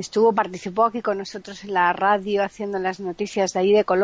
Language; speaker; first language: Spanish; native; Spanish